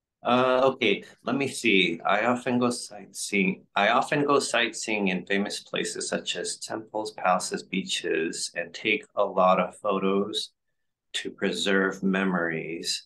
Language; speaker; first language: English; non-native, fluent; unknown